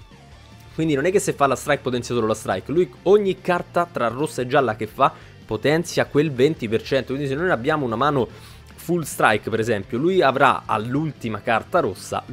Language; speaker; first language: Italian; native; Italian